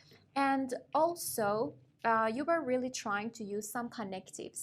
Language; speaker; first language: English; non-native, fluent; Persian